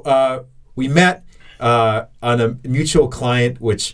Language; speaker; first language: English; native; English